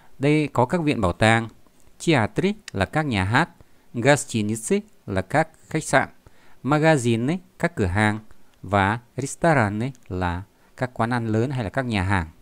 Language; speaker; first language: Vietnamese; native; Vietnamese